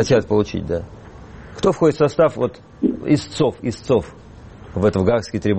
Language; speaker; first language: Russian; native; Russian